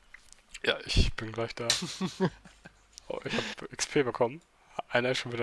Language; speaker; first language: German; native; German